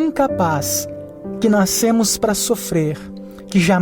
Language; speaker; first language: Portuguese; native; Portuguese